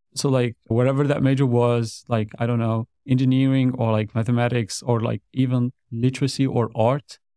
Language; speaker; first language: English; non-native, fluent; Arabic